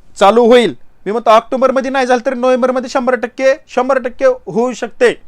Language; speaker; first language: Marathi; native; Marathi